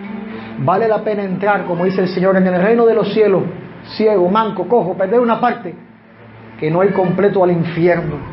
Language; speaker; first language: Spanish; native; Spanish